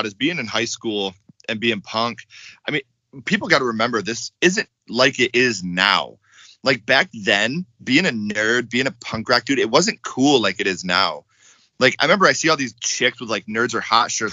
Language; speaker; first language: English; native; English